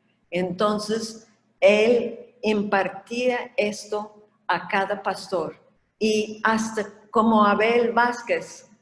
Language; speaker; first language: Spanish; non-native, fluent; English